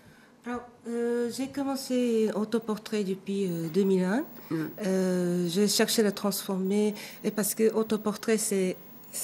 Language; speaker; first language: French; non-native, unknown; Japanese